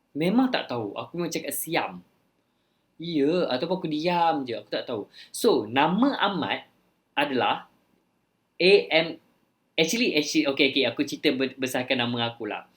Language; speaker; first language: Malay; early bilingual, other home language; Thai